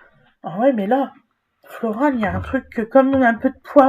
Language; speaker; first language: French; native; French